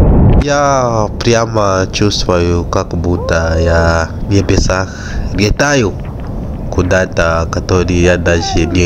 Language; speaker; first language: Russian; non-native, fluent; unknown